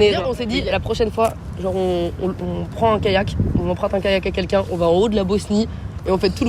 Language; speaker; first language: French; native; French